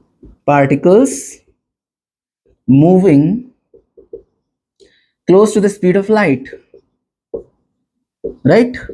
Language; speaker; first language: English; non-native, local second language; Hindi